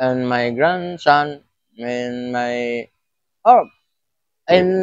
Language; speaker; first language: English; non-native, learner; Filipino